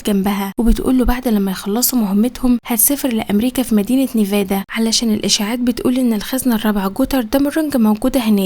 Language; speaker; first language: Arabic; native; Arabic